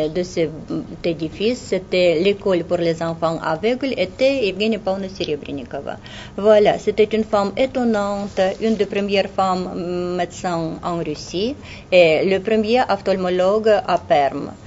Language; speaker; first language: French; non-native, fluent; Russian